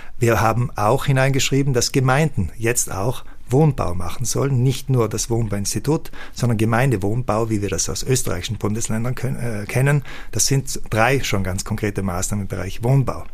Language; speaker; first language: German; native; German